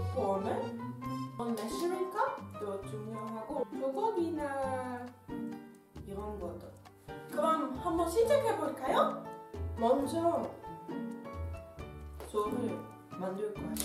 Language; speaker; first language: Korean; non-native, learner; Dutch